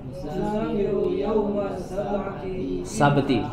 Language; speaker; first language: Arabic; non-native, learner; Indonesian